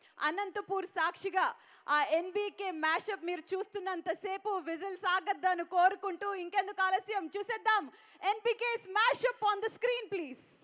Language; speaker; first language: Telugu; native; Telugu